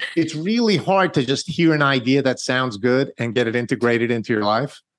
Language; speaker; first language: English; native; English